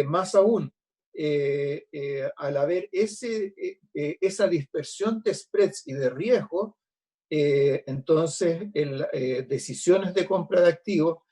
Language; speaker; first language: Spanish; native; Spanish